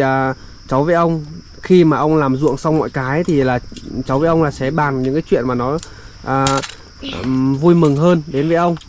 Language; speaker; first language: Vietnamese; native; Vietnamese